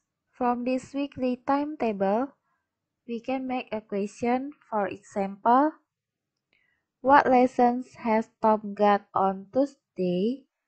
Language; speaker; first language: English; non-native, fluent; Indonesian